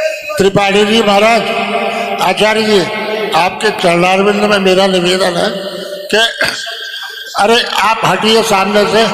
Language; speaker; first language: Hindi; native; Hindi